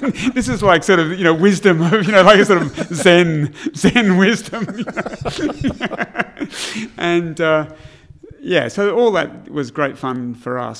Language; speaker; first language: English; native; English